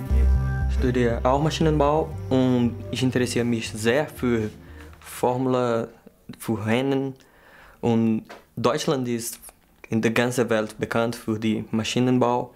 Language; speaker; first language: German; non-native, learner; Portuguese